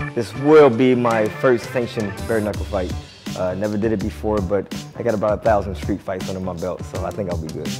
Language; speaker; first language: English; native; English